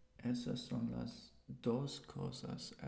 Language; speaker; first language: Spanish; non-native, learner; English